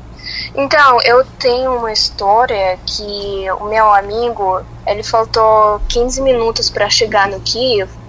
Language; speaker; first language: Portuguese; non-native, fluent; Russian